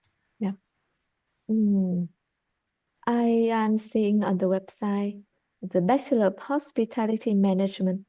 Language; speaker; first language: English; non-native, learner; Vietnamese